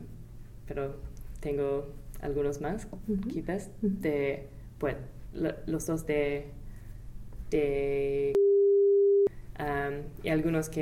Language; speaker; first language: Spanish; non-native, fluent; English